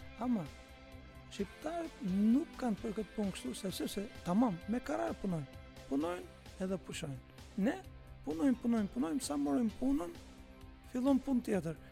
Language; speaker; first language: Albanian; non-native, fluent; Turkish